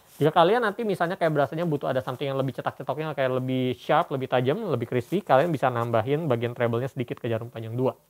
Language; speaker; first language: Indonesian; native; Indonesian